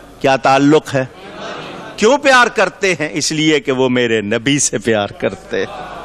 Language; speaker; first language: Urdu; non-native, local second language; Punjabi